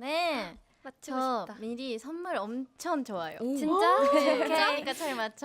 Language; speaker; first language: Korean; non-native, fluent; Japanese